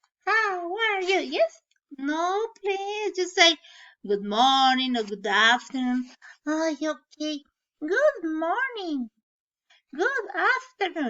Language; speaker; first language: English; non-native, learner; Spanish